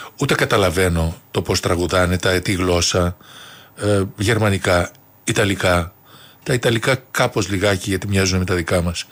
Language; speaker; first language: Greek; native; Greek